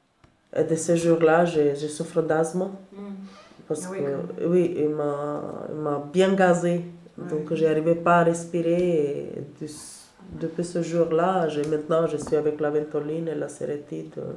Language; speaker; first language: French; non-native, learner; Albanian